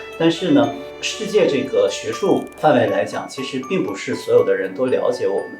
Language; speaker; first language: Chinese; native; Chinese